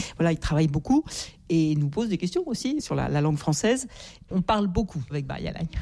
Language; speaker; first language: French; native; French